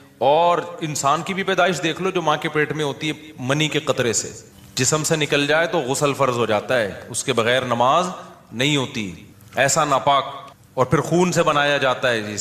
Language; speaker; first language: Urdu; native; Urdu